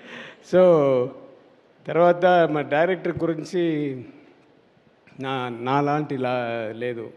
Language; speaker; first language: Telugu; non-native, learner; Tamil